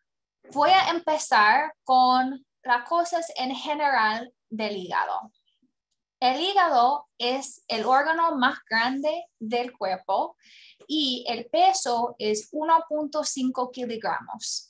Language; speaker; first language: Spanish; non-native, learner; English